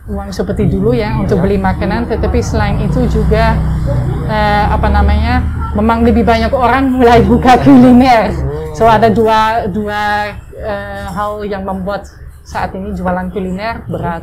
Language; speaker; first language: Indonesian; non-native, fluent; Dutch